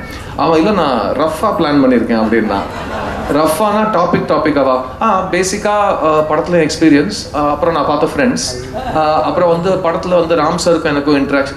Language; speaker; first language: Tamil; native; Tamil